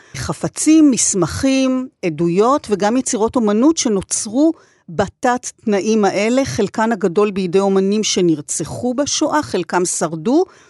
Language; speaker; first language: Hebrew; native; Hebrew